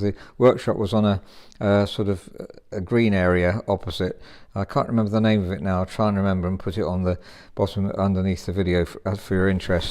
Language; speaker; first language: English; native; English